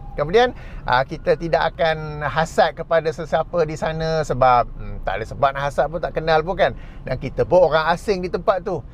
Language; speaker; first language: Malay; native; Malay